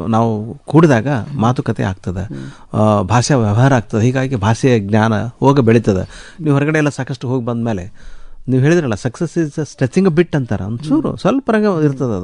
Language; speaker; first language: Kannada; native; Kannada